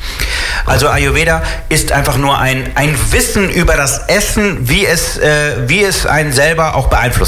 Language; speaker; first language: German; native; German